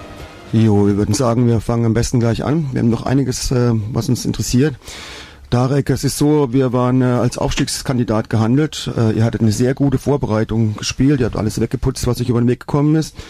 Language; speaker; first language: German; native; German